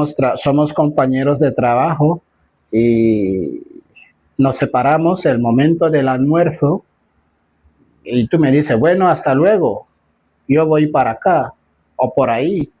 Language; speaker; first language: Spanish; non-native, fluent; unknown